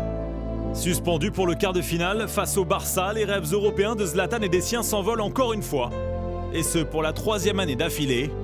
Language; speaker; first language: French; native; French